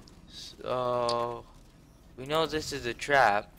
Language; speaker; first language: English; native; English